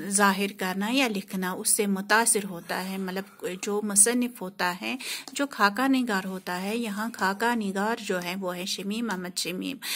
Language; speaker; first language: Urdu; non-native, local second language; Kashmiri